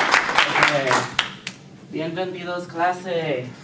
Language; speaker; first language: Spanish; non-native, learner; English